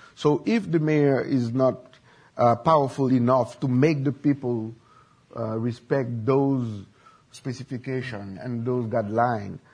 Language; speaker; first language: English; non-native, learner; Haitian Creole